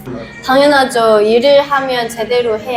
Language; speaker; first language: Korean; non-native, fluent; Chinese